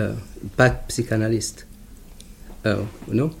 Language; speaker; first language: French; non-native, fluent; Hungarian